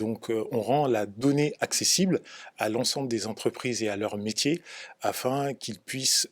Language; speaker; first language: French; native; French